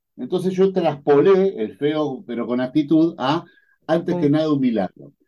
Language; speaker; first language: Spanish; native; Spanish